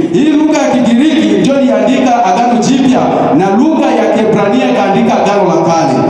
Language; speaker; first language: Swahili; native; Swahili